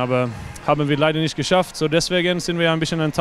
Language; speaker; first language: German; non-native, fluent; Swedish